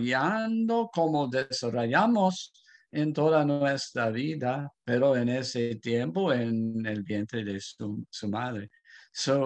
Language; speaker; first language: Spanish; non-native, fluent; English